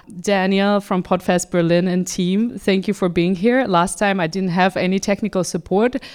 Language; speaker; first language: English; non-native, fluent; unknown